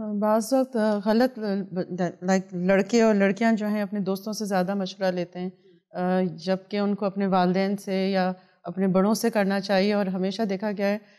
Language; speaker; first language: Urdu; native; Urdu